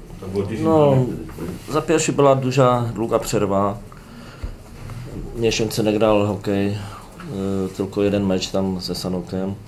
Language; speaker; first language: Polish; non-native, learner; Czech